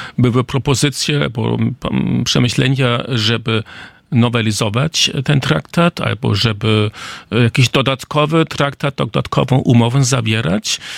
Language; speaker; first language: Polish; non-native, fluent; German